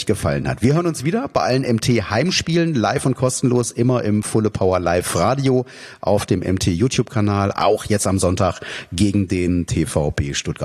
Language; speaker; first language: German; native; German